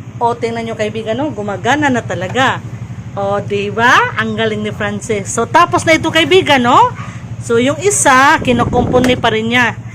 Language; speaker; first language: Filipino; native; Filipino